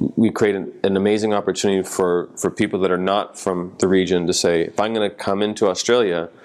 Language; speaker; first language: English; native; English